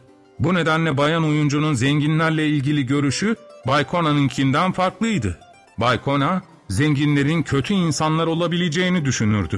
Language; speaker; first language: Turkish; native; Turkish